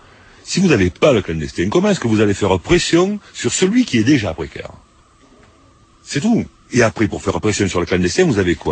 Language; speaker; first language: French; native; French